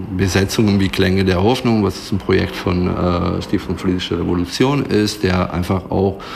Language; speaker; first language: German; non-native, fluent; Italian